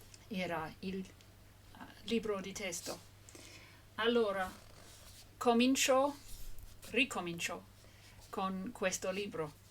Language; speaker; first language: Italian; non-native, fluent; English